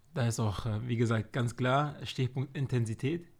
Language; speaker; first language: German; native; German